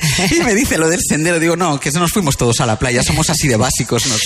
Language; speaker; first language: Spanish; native; Spanish